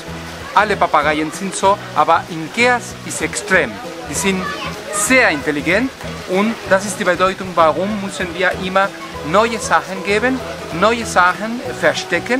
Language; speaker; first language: German; non-native, learner; Spanish